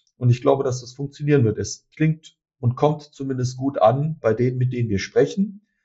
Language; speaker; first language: German; early bilingual, other home language; Turkish